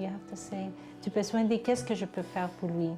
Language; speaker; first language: French; non-native, learner; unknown